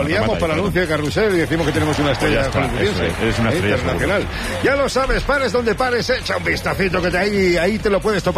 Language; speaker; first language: Spanish; native; Spanish